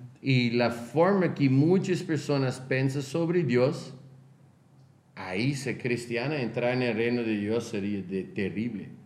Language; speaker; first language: Spanish; non-native, fluent; Portuguese